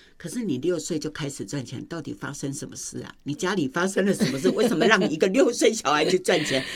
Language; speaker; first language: Chinese; native; Chinese